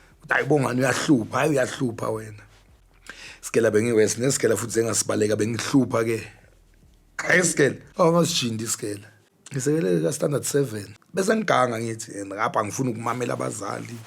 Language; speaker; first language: Zulu; native; Zulu